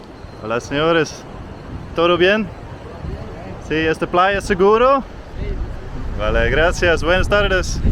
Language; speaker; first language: Spanish; non-native, learner; English